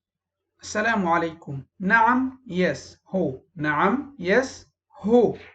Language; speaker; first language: Arabic; non-native, fluent; Pashto